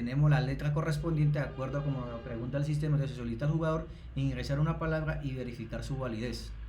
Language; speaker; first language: Spanish; native; Spanish